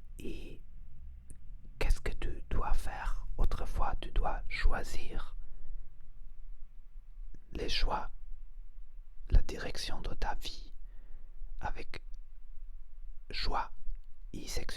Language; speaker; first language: French; non-native, learner; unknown